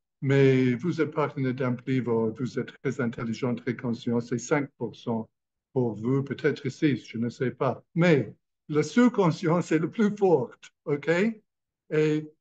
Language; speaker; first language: French; non-native, fluent; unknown